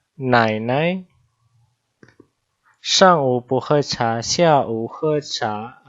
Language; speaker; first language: Chinese; non-native, fluent; Indonesian